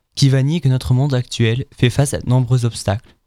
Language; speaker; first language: French; non-native, fluent; German